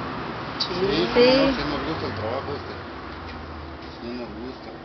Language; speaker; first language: Spanish; native; Spanish